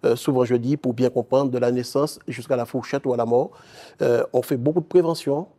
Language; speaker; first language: French; native; French